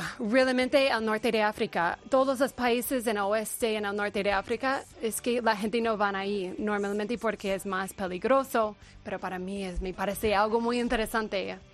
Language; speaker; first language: Spanish; non-native, fluent; English